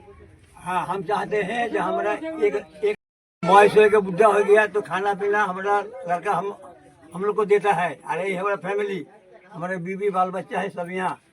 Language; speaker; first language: Hindi; non-native, local second language; Bangla